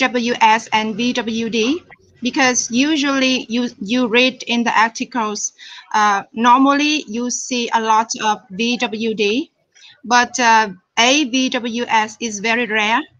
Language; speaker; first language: English; non-native, fluent; Vietnamese